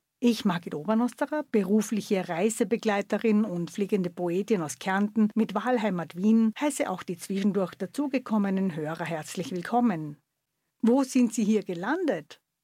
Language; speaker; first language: German; native; German